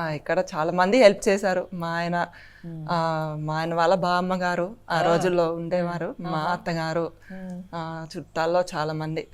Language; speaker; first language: Telugu; non-native, fluent; Finnish